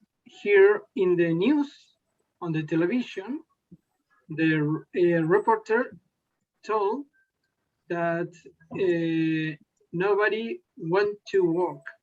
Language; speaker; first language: English; non-native, learner; Spanish